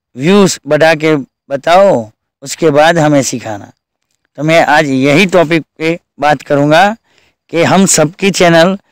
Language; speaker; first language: Hindi; non-native, local second language; Gujarati